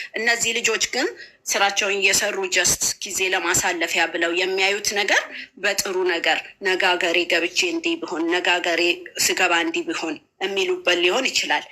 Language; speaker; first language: Amharic; native; Amharic